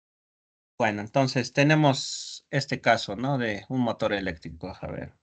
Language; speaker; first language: Spanish; native; Spanish